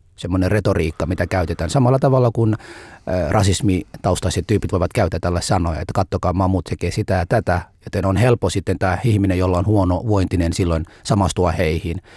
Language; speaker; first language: Finnish; non-native, fluent; Somali